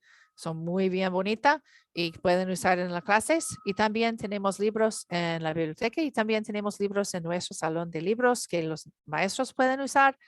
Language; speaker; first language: Spanish; non-native, learner; English